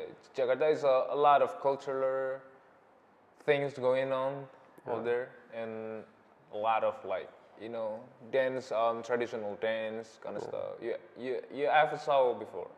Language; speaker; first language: English; non-native, learner; Indonesian